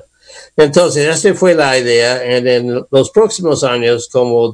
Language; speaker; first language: Spanish; non-native, learner; English